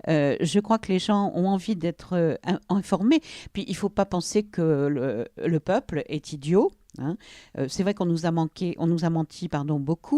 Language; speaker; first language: French; native; French